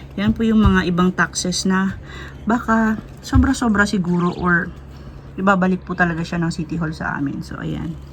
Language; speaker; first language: Filipino; native; Filipino